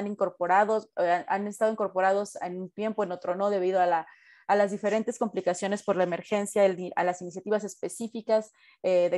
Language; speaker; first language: Spanish; native; Spanish